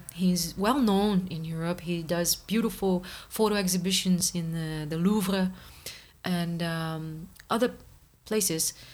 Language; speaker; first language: English; non-native, fluent; Portuguese